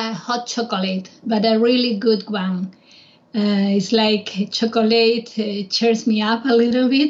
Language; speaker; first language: English; non-native, fluent; Spanish